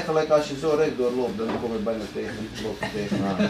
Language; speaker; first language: Dutch; non-native, fluent; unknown